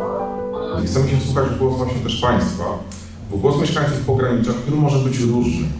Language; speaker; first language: Polish; native; Polish